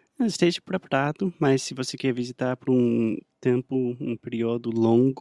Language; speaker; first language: Portuguese; non-native, fluent; English